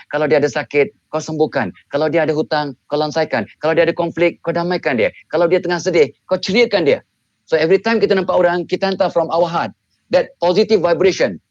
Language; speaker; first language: Malay; native; Malay